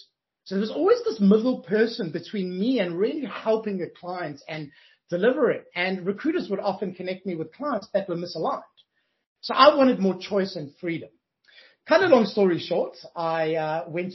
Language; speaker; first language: English; native; English